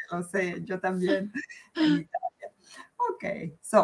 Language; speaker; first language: Spanish; non-native, fluent; Italian